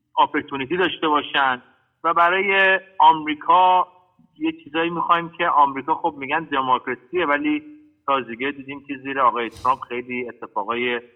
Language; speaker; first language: Persian; early bilingual, heritage; Persian